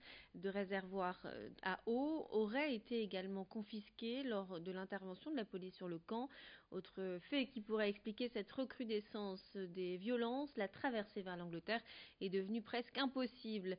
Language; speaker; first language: French; native; French